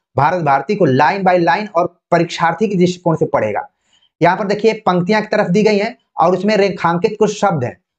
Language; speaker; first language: Hindi; native; Hindi